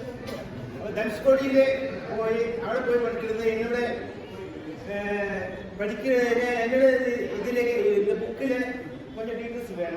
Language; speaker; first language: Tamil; non-native, learner; Malayalam